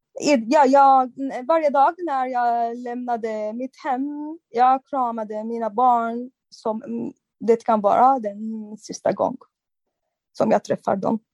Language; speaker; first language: Swedish; non-native, fluent; Arabic